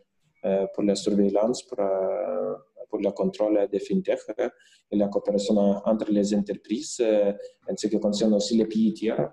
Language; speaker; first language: French; non-native, fluent; Lithuanian